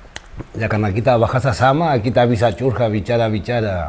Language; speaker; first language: Indonesian; non-native, fluent; Spanish